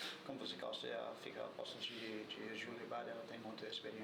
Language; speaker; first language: Portuguese; non-native, learner; English